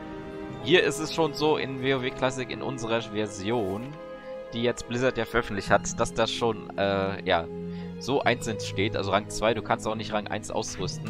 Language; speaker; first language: German; native; German